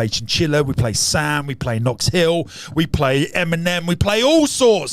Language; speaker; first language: English; native; English